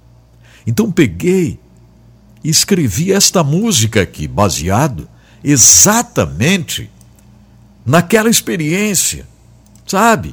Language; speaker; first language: Portuguese; native; Portuguese